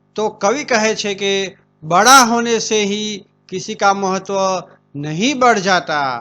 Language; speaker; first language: Hindi; non-native, local second language; Gujarati